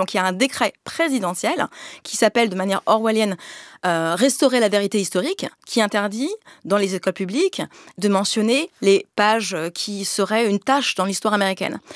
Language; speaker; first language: French; native; French